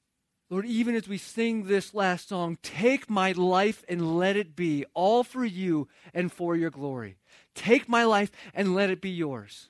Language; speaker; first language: English; native; English